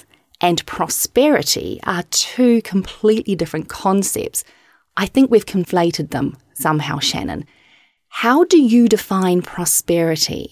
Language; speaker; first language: English; native; English